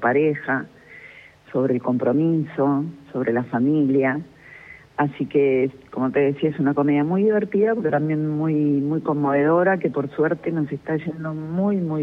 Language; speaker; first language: Spanish; native; Spanish